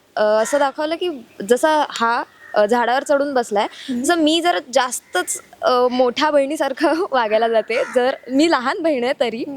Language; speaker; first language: Marathi; native; Marathi